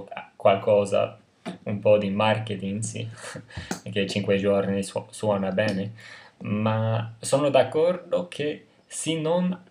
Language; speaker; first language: Italian; non-native, fluent; English